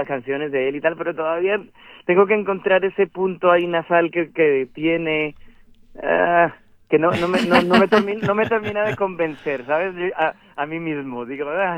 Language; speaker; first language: Spanish; native; Spanish